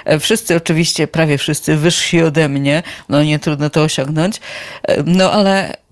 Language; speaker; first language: Polish; native; Polish